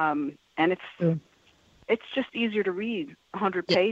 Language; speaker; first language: English; native; English